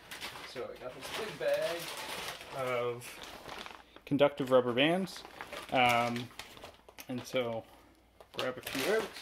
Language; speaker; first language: English; native; English